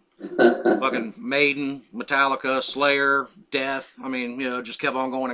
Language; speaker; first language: English; native; English